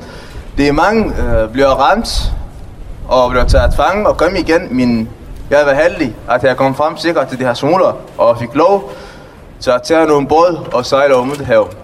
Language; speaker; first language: Danish; non-native, learner; Tigrinya